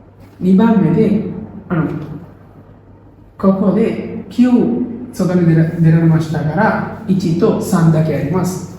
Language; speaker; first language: Japanese; non-native, learner; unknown